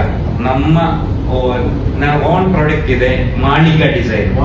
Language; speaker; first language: Kannada; non-native, local second language; Malayalam